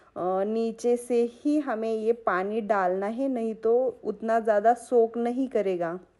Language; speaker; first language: Hindi; non-native, local second language; Marathi